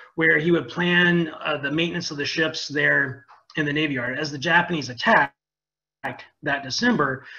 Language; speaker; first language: English; native; English